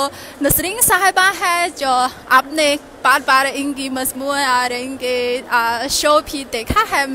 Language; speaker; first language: Hindi; non-native, learner; Chinese